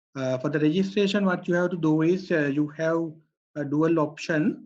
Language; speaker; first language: English; non-native, local second language; Sinhala